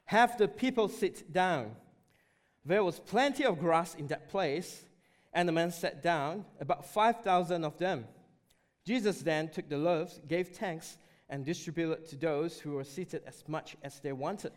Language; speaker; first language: English; non-native, local second language; Chinese